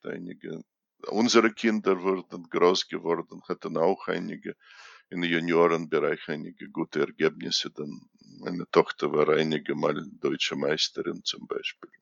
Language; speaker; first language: German; non-native, fluent; Russian